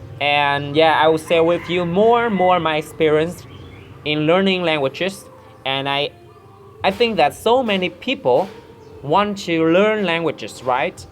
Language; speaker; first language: English; non-native, learner; Vietnamese